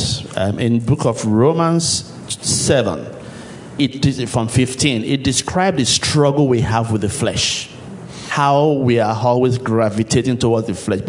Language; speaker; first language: English; non-native, local second language; Yoruba